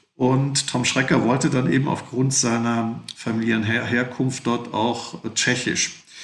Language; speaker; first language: German; native; German